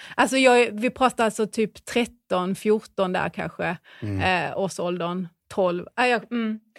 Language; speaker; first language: Swedish; native; Swedish